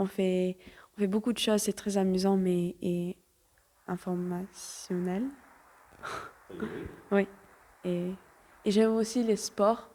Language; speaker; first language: French; early bilingual, heritage; French